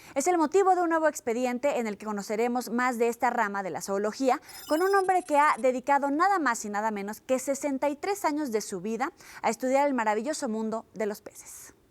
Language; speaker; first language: Spanish; native; Spanish